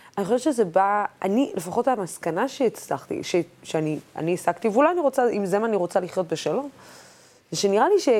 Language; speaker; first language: Hebrew; non-native, local second language; Arabic